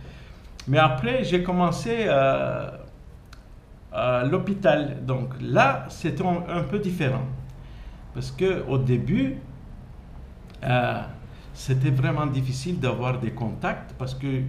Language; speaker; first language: French; non-native, fluent; Turkish